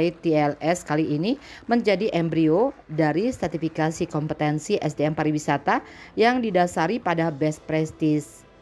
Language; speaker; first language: Indonesian; native; Indonesian